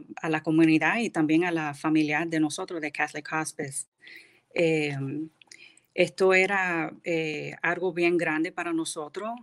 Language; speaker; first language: Spanish; early bilingual, heritage; English